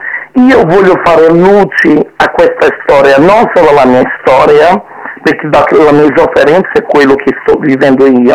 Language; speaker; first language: Italian; non-native, fluent; Portuguese